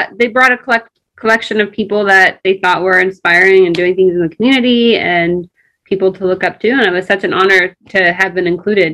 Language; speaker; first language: English; early bilingual, other home language; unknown